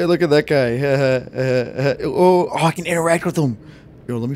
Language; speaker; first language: English; native; English